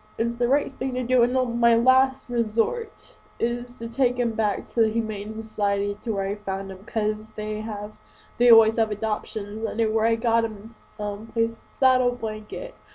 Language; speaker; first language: English; native; English